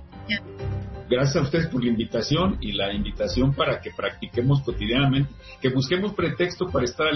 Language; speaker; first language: Spanish; native; Spanish